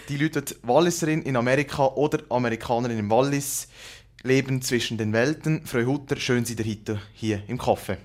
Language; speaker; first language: German; native; German